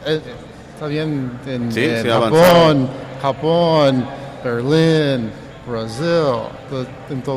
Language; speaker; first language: Spanish; non-native, fluent; English